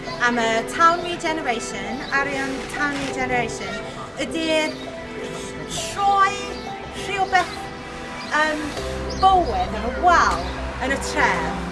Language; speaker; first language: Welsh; non-native, learner; English